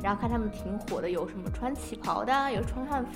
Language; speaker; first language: Chinese; native; Chinese